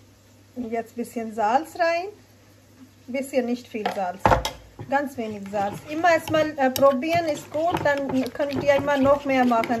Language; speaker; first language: German; non-native, learner; Urdu